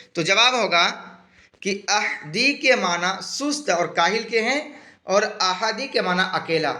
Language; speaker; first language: Urdu; native; Urdu